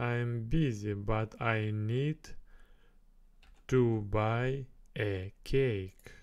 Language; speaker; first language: English; non-native, learner; Russian